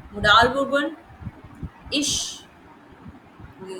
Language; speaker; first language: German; non-native, learner; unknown